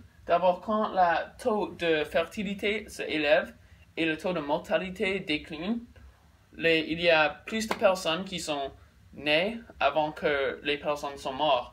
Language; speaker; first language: French; non-native, learner; English